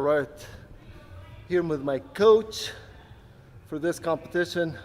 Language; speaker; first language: English; non-native, fluent; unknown